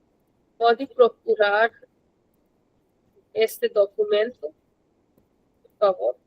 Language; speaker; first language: Portuguese; non-native, fluent; Hindi